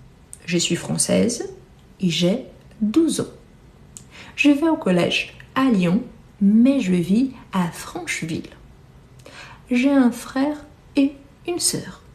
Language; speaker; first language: French; non-native, fluent; Portuguese